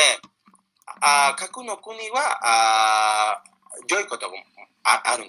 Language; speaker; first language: Japanese; non-native, fluent; Spanish